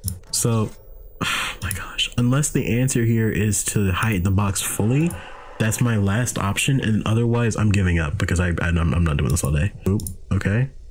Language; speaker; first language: English; native; English